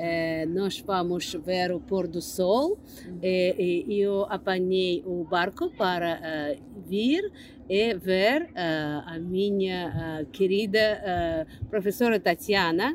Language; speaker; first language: Portuguese; non-native, learner; English